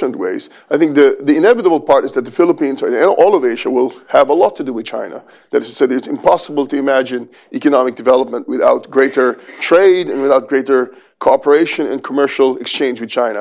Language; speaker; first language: English; non-native, local second language; Filipino